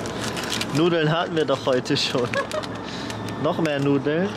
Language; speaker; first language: German; native; German